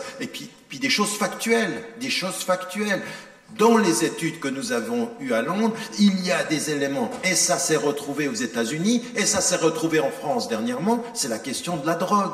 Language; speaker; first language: French; native; French